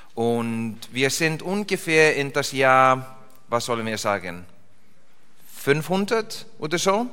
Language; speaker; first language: German; non-native, learner; English